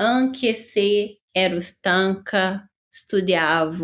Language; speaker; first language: Italian; non-native, fluent; Portuguese